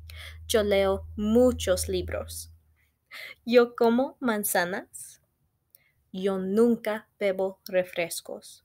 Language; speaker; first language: Spanish; non-native, fluent; English